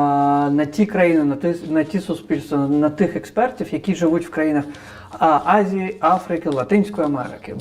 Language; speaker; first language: Ukrainian; non-native, fluent; Crimean Tatar